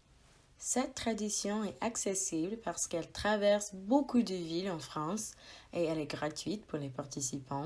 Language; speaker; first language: French; non-native, learner; English